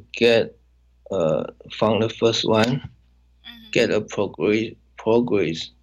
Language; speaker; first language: English; non-native, learner; Chinese